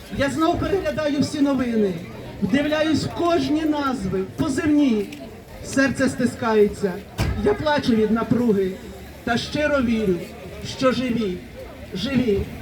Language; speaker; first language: Ukrainian; native; Ukrainian